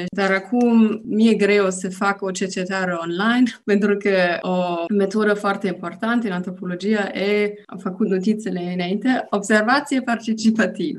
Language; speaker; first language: Romanian; non-native, learner; German